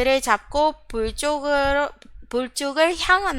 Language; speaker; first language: Korean; non-native, fluent; Indonesian